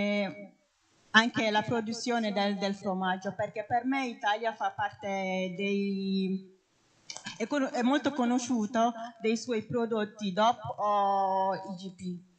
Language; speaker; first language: Italian; non-native, fluent; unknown